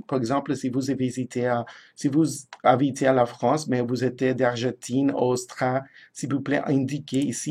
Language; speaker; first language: French; non-native, fluent; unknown